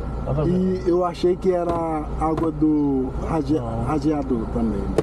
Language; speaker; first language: Portuguese; non-native, fluent; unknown